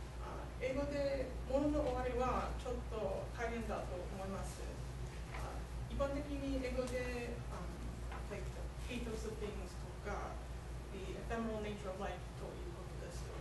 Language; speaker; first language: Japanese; non-native, learner; English